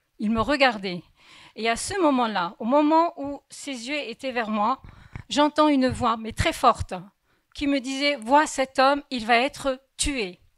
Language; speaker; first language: French; early bilingual, other home language; Kabyle